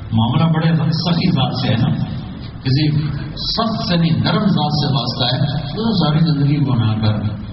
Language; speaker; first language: Urdu; non-native, local second language; Punjabi